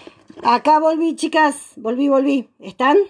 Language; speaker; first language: Spanish; native; Spanish